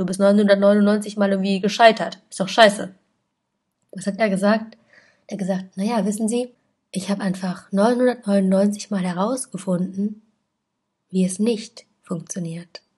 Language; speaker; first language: German; native; German